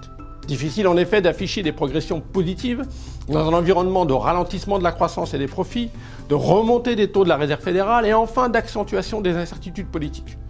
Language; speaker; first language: French; native; French